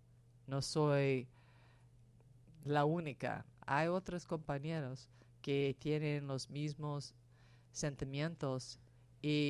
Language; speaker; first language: Spanish; non-native, fluent; English